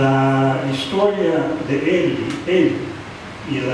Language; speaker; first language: Spanish; non-native, fluent; English